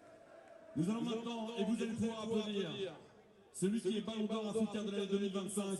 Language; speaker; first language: French; native; French